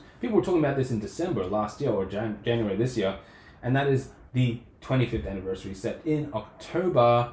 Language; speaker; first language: English; native; English